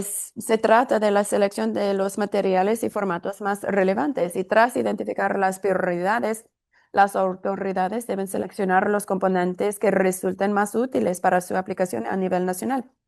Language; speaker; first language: Spanish; non-native, fluent; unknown